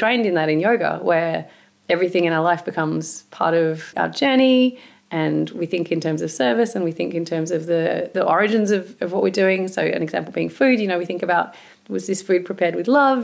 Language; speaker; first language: English; native; English